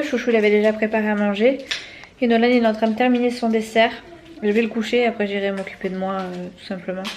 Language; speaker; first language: French; native; French